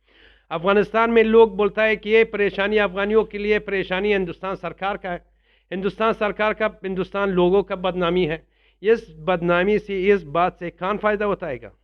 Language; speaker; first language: Hindi; non-native, learner; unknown